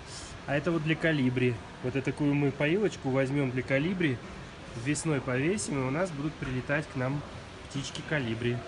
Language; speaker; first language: Russian; native; Russian